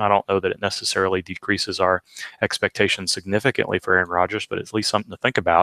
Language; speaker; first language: English; native; English